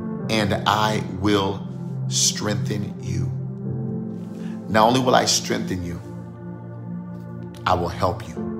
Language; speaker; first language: English; native; English